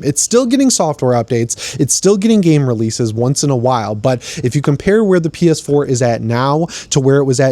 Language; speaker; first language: English; native; English